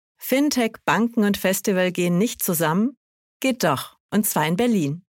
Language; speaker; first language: German; native; German